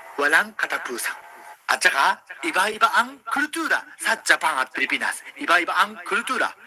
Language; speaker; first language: Filipino; non-native, learner; Japanese